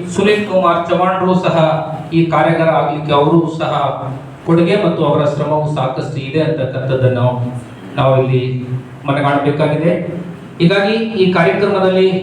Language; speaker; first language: Kannada; non-native, local second language; Lambadi